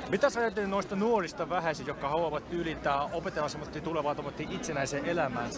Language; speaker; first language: Finnish; native; Finnish